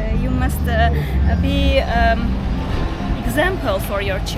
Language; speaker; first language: English; non-native, learner; Armenian